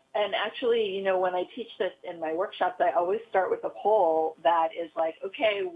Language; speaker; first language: English; native; English